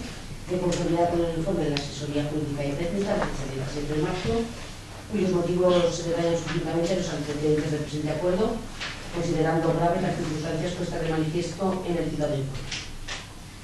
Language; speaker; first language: Spanish; native; Spanish